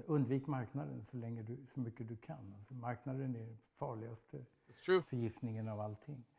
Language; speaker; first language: Swedish; native; Swedish